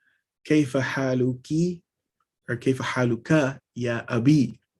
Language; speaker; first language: Arabic; non-native, fluent; English